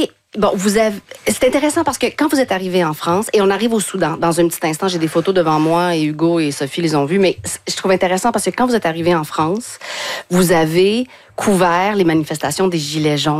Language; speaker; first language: French; native; French